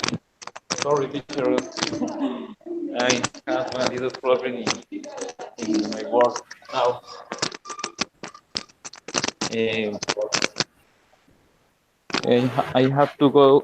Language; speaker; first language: English; non-native, learner; Spanish